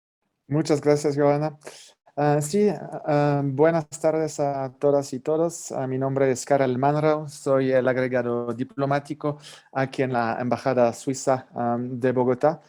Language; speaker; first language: Spanish; non-native, fluent; French